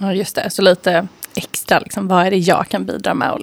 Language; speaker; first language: Swedish; native; Swedish